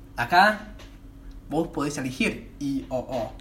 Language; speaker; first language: Spanish; non-native, fluent; English